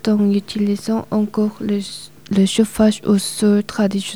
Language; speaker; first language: French; non-native, learner; Korean